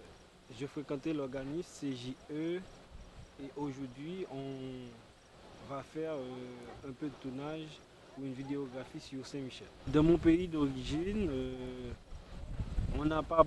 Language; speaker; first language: French; non-native, local second language; Haitian Creole